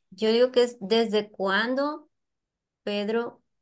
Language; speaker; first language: Spanish; native; Spanish